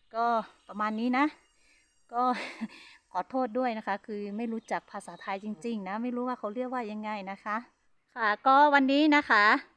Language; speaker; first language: Thai; non-native, local second language; Hmong